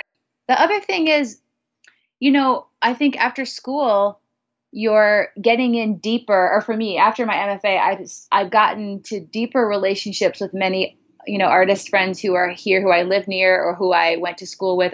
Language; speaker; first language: English; native; English